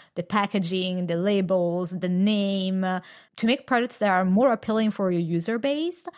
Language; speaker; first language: English; non-native, fluent; Italian